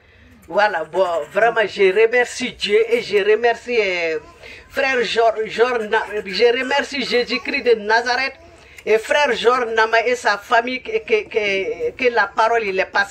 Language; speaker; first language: French; non-native, local second language; Bambara